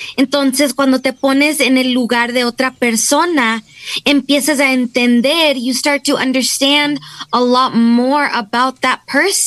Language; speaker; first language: Spanish; early bilingual, other home language; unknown